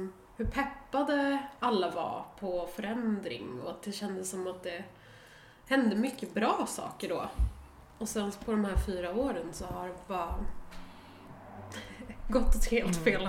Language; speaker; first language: Swedish; native; Swedish